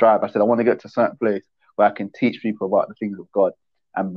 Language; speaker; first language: English; native; English